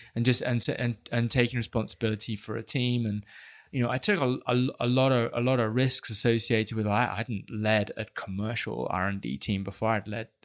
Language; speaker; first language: English; native; English